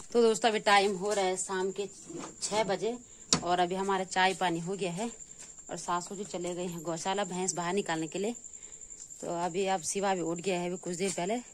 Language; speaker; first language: Hindi; native; Hindi